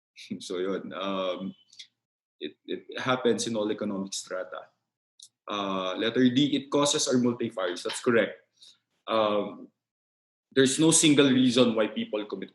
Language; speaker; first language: English; non-native, local second language; Filipino